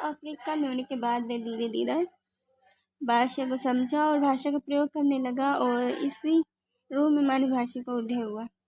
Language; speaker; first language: Hindi; native; Hindi